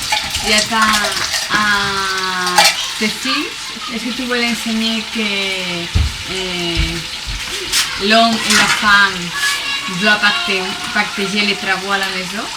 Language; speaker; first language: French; non-native, learner; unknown